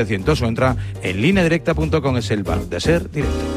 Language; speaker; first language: Spanish; native; Spanish